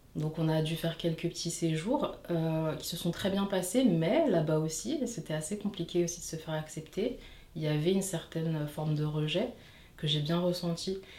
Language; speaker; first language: French; native; French